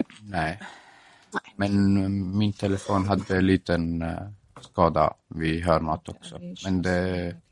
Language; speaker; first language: Swedish; non-native, fluent; Arabic